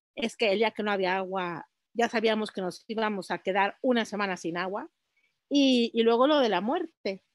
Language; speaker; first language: Spanish; native; Spanish